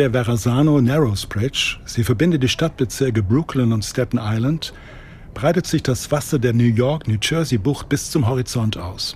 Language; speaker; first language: German; native; German